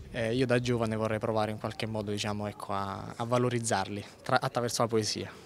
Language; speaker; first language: Italian; native; Italian